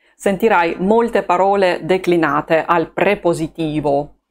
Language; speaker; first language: Italian; non-native, fluent; Russian